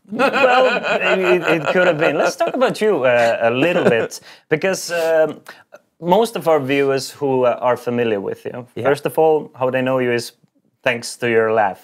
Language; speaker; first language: English; non-native, fluent; Estonian